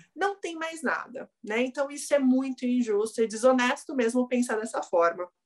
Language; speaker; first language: Portuguese; native; Portuguese